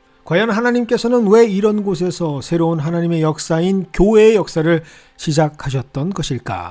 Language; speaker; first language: Korean; native; Korean